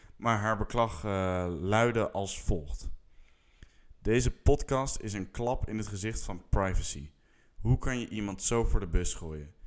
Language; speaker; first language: English; non-native, fluent; Dutch